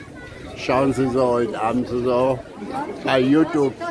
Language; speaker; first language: German; non-native, learner; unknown